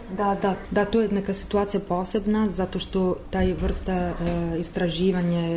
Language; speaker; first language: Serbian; non-native, learner; Italian